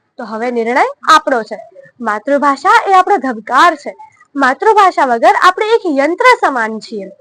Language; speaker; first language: Gujarati; native; Gujarati